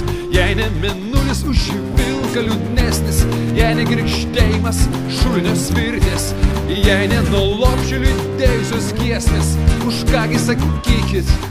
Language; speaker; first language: Lithuanian; native; Lithuanian